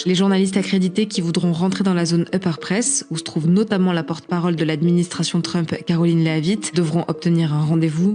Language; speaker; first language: French; native; French